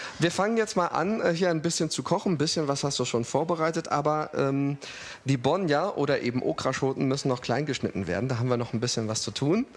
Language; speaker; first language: German; native; German